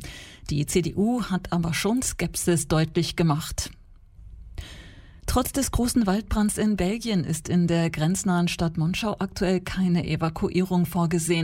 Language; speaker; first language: German; native; German